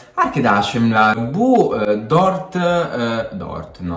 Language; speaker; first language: Turkish; non-native, learner; Italian